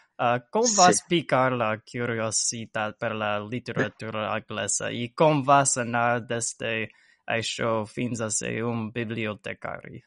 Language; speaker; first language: Catalan; non-native, learner; English